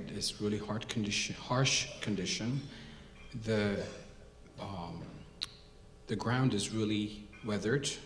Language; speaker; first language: English; non-native, local second language; Amharic